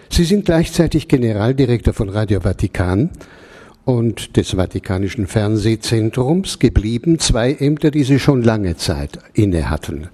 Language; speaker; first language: German; native; German